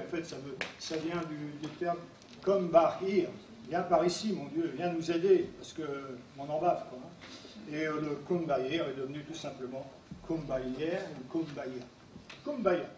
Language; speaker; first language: French; native; French